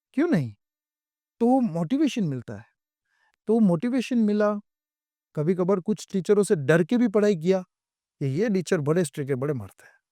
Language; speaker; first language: Hindi; non-native, local second language; Gujarati